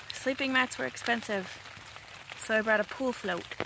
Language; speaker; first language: English; native; English